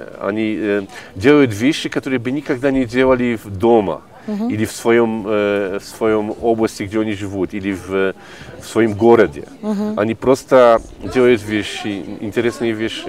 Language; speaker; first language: Russian; non-native, fluent; Polish